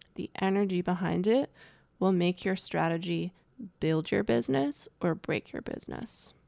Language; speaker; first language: English; native; English